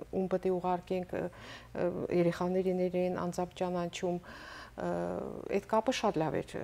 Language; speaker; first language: Armenian; native; Armenian